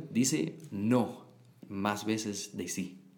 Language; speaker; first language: Spanish; non-native, learner; English